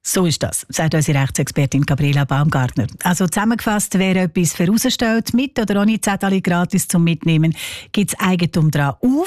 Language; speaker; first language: German; native; German